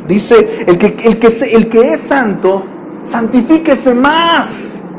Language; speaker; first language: Spanish; native; Spanish